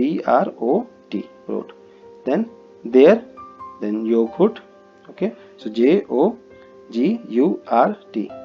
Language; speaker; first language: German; non-native, fluent; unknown